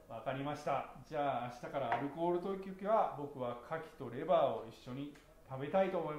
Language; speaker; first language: Japanese; native; Japanese